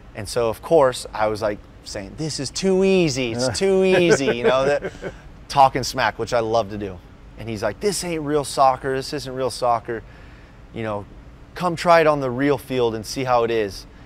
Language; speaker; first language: English; native; English